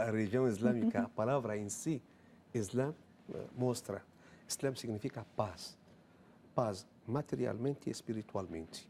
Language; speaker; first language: Portuguese; non-native, fluent; Arabic